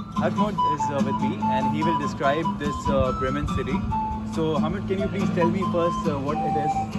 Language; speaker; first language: English; non-native, fluent; Hindi